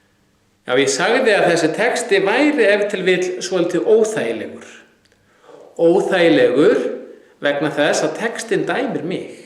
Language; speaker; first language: Icelandic; native; Icelandic